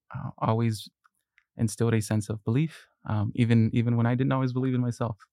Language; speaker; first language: English; early bilingual, other home language; Spanish